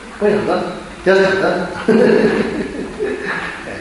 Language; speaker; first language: Russian; non-native, learner; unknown